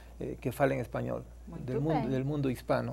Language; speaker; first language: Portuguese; non-native, fluent; Spanish